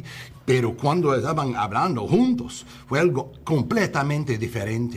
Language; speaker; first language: Spanish; non-native, learner; English